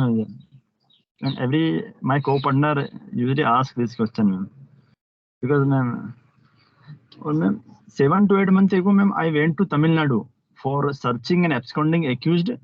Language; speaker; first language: English; non-native, local second language; Hindi